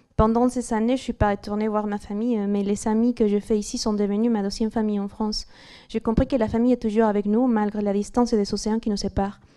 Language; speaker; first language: French; non-native, fluent; Spanish